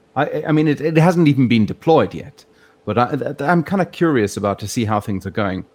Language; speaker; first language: English; native; English